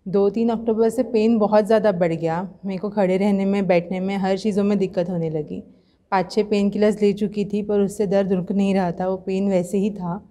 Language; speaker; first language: Hindi; non-native, local second language; Marathi